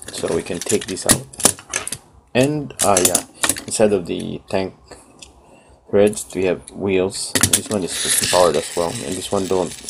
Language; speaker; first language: English; non-native, local second language; Cebuano